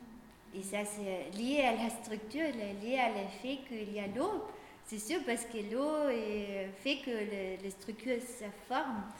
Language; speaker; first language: French; non-native, fluent; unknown